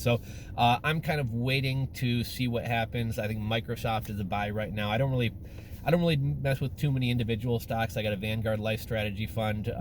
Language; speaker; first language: English; native; English